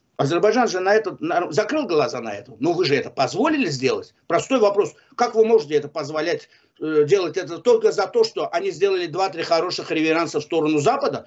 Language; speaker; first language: Russian; non-native, local second language; Azerbaijani